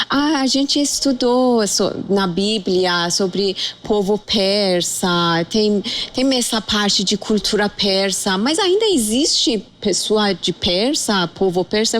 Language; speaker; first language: Portuguese; non-native, fluent; Persian